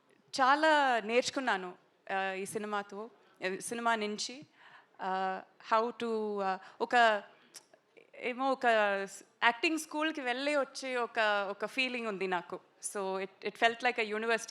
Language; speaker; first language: Telugu; non-native, learner; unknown